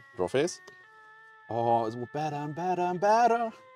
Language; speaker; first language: English; non-native, learner; German